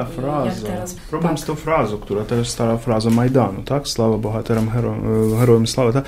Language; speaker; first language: Polish; non-native, learner; Ukrainian